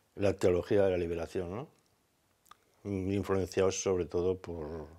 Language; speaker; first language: Spanish; native; Spanish